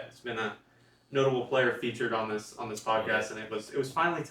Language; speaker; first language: English; native; English